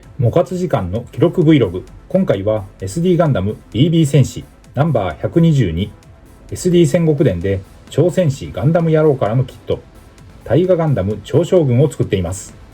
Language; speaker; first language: Japanese; native; Japanese